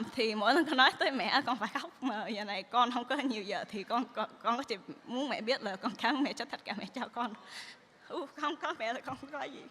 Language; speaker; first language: Vietnamese; early bilingual, other home language; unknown